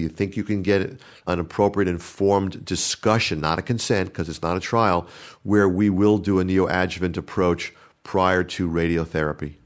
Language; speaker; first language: English; native; English